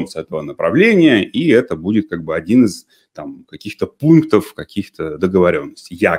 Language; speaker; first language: Russian; native; Russian